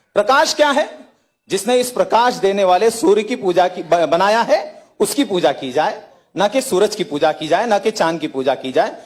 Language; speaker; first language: Hindi; native; Hindi